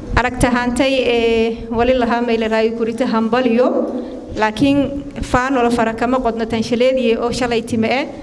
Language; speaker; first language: Somali; native; Somali